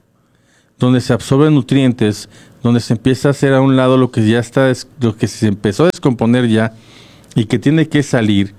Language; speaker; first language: Spanish; native; Spanish